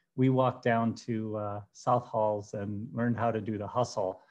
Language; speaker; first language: English; native; English